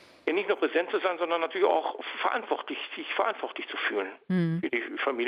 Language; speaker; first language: German; native; German